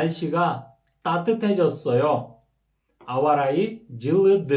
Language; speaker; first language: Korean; non-native, fluent; Kyrgyz